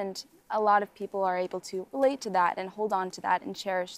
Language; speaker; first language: English; native; English